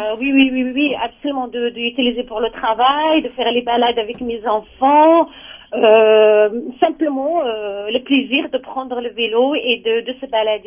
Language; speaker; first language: French; non-native, learner; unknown